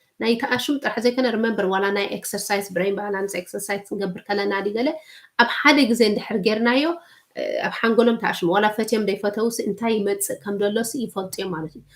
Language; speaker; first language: Tigrinya; early bilingual, heritage; Tigrinya